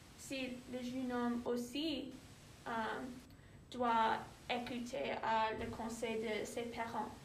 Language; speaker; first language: French; non-native, learner; English